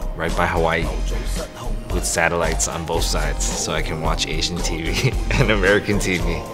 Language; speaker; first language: English; native; English